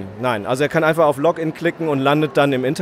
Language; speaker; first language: German; native; German